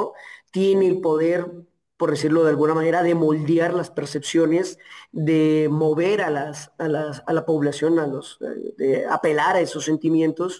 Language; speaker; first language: Spanish; native; Spanish